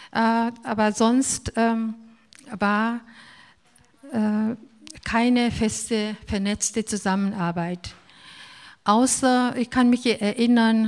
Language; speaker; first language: German; non-native, fluent; Korean